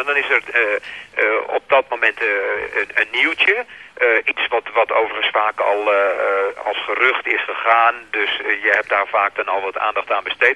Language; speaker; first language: Dutch; native; Dutch